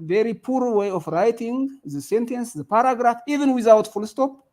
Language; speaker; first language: English; non-native, local second language; Amharic